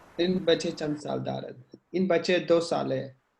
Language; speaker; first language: Persian; non-native, learner; Urdu